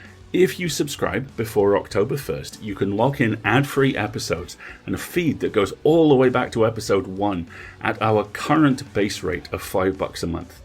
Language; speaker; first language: English; native; English